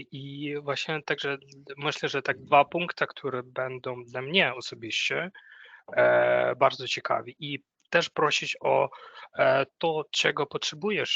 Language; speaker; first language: Polish; non-native, fluent; Ukrainian